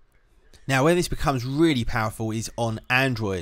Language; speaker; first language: English; native; English